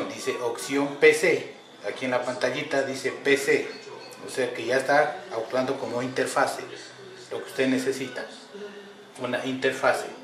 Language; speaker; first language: Spanish; native; Spanish